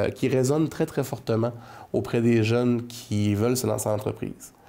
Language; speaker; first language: French; native; French